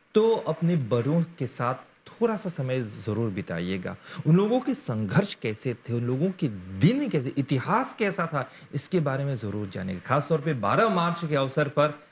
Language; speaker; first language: Hindi; non-native, local second language; Morisyen